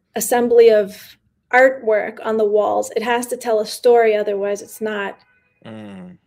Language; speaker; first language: English; early bilingual, other home language; Spanish